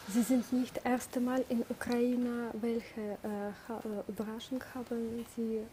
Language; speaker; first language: German; non-native, learner; Russian